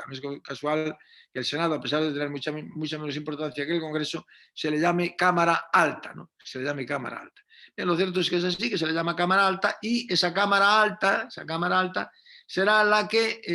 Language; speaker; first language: Spanish; native; Spanish